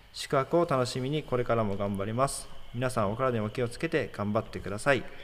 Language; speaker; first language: Japanese; native; Japanese